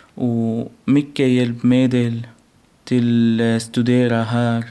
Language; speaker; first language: Swedish; non-native, learner; Arabic